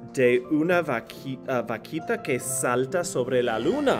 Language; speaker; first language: Spanish; non-native, fluent; English